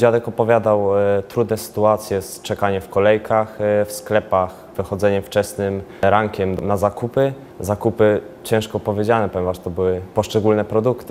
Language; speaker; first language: Polish; native; Polish